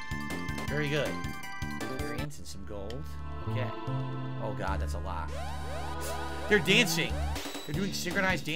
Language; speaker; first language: English; native; English